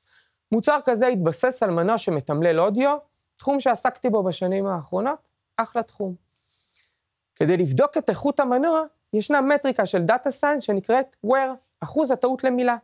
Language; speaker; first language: Hebrew; native; Hebrew